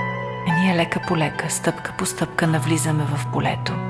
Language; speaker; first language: Bulgarian; native; Bulgarian